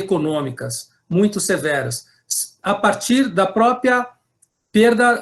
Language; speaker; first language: Portuguese; native; Portuguese